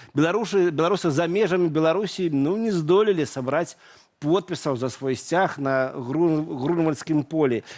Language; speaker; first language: Belarusian; native; Belarusian